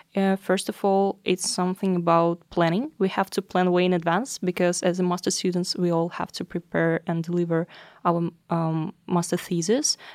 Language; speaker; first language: English; non-native, fluent; Russian